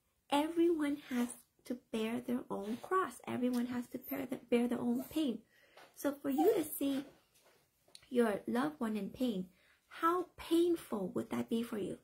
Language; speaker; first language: English; early bilingual, other home language; Vietnamese